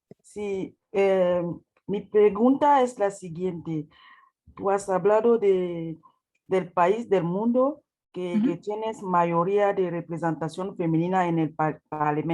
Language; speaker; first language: Spanish; non-native, learner; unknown